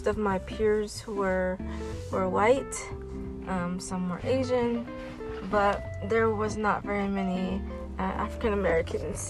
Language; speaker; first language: English; native; English